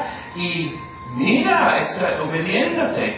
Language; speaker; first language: Spanish; non-native, fluent; English